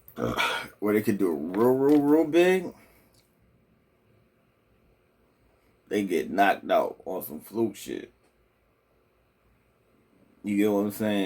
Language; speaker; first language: English; native; English